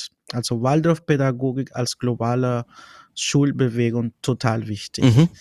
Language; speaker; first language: German; non-native, fluent; Spanish